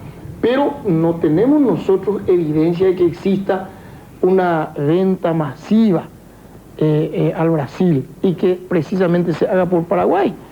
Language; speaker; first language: Spanish; native; Spanish